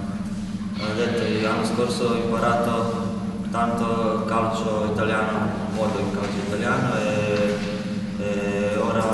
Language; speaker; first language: Italian; non-native, learner; Croatian